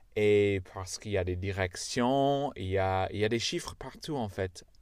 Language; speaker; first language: French; non-native, fluent; English